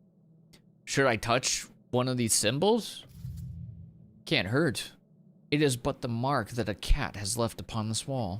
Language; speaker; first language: English; native; English